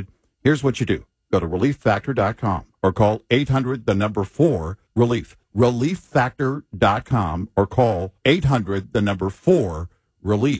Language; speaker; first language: English; native; English